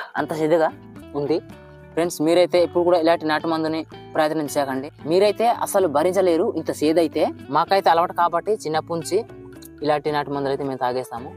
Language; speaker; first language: Telugu; non-native, local second language; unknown